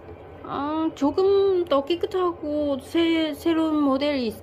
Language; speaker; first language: Korean; non-native, learner; Vietnamese